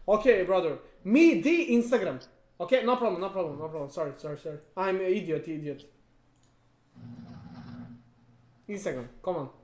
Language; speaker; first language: English; non-native, learner; Serbian